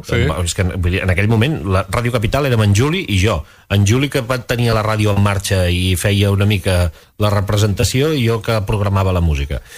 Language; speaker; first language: Catalan; native; Catalan